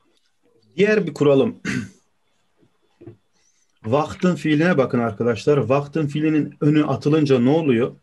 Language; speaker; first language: Turkish; native; Turkish